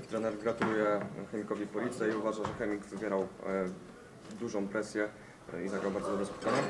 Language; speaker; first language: Polish; native; Polish